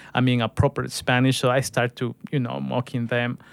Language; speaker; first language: English; non-native, fluent; Spanish